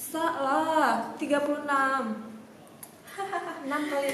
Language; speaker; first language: Indonesian; non-native, learner; Chinese